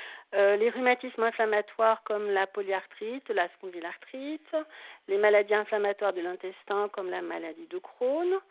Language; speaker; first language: French; native; French